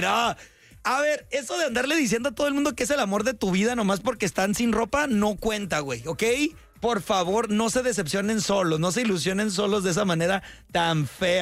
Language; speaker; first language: Spanish; native; Spanish